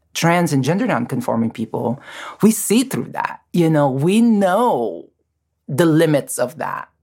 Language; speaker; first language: English; non-native, local second language; Filipino